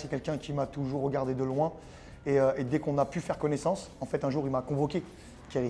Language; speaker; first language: French; native; French